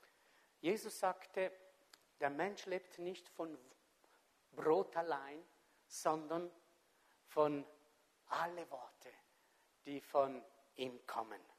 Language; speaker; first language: German; non-native, fluent; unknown